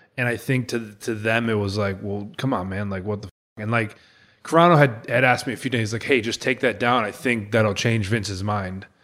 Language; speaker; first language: English; native; English